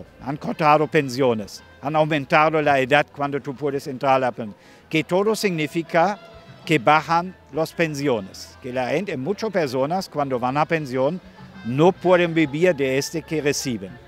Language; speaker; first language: Spanish; non-native, fluent; German